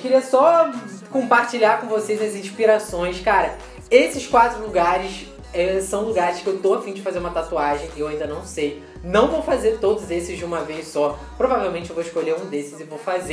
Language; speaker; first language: Portuguese; native; Portuguese